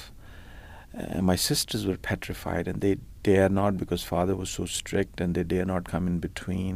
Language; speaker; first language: English; non-native, local second language; Punjabi